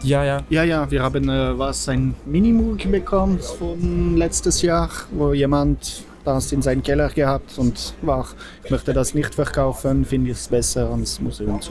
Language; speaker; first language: German; non-native, fluent; French